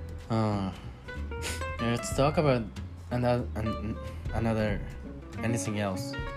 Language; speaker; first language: English; non-native, learner; Japanese